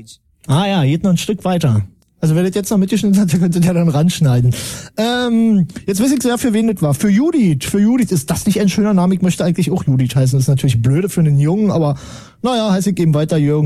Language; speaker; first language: German; native; German